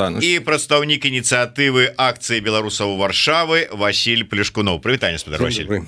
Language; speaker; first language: Belarusian; native; Belarusian